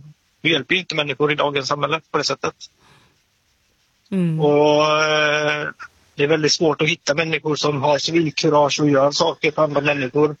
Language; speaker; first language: Swedish; native; Swedish